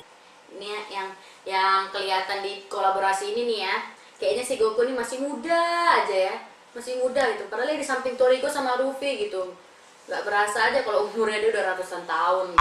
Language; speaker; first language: Indonesian; native; Indonesian